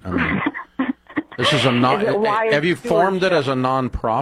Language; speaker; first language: English; native; English